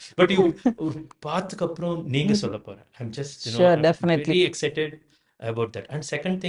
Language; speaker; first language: Tamil; non-native, learner; Telugu